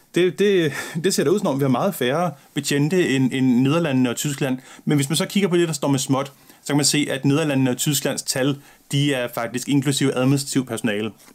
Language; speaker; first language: Danish; native; Danish